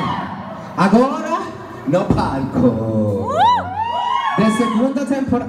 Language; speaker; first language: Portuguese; non-native, learner; Spanish